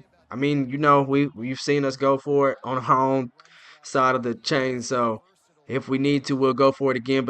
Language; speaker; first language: English; native; English